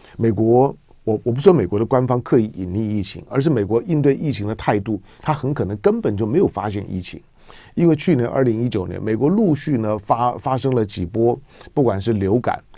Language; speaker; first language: Chinese; native; Chinese